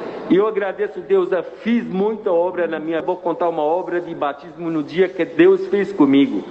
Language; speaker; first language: Portuguese; non-native, fluent; Arabic